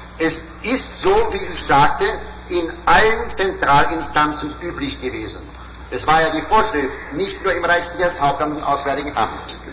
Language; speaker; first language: German; native; German